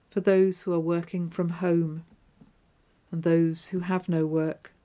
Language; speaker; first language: English; native; English